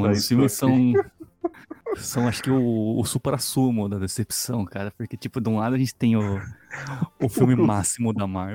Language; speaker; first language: Portuguese; native; Portuguese